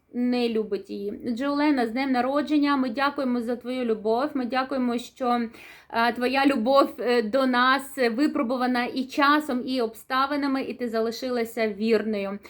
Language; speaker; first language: Ukrainian; non-native, local second language; Russian